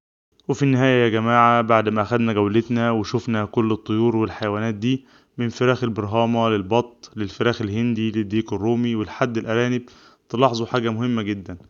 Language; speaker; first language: Arabic; native; Arabic